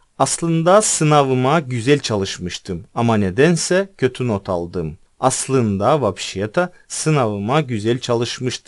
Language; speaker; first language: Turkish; non-native, fluent; Russian